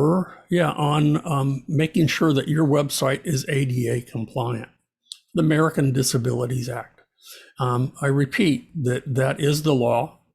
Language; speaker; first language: English; native; English